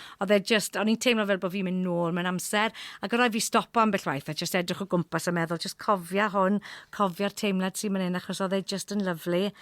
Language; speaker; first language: Welsh; non-native, local second language; English